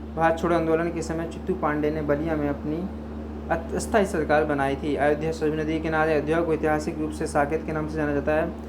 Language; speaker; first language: Hindi; native; Hindi